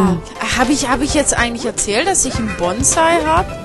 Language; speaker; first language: German; native; German